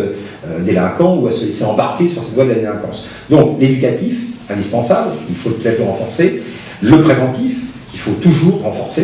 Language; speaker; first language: French; native; French